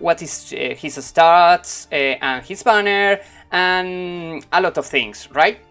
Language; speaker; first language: English; non-native, learner; Spanish